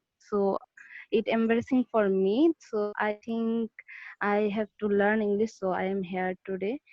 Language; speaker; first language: English; non-native, learner; Bangla